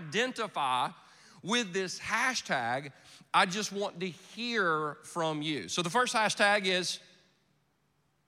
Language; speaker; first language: English; native; English